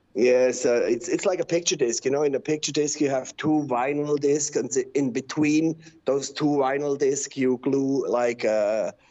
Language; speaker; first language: English; non-native, fluent; Swiss German